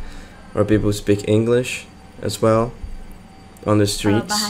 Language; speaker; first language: English; non-native, learner; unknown